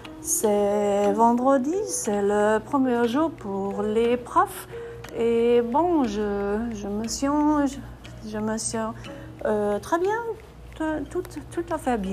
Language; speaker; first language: French; non-native, fluent; English